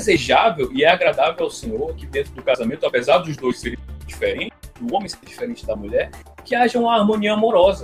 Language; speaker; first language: Portuguese; native; Portuguese